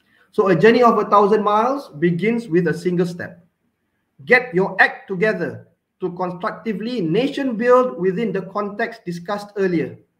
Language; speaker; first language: English; non-native, local second language; Malay